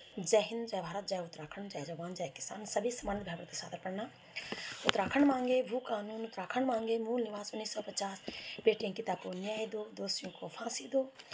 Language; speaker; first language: Hindi; non-native, local second language; Garhwali